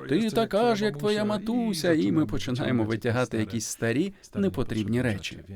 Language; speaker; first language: Ukrainian; non-native, fluent; Polish